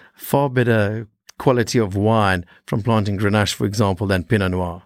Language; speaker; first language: English; native; English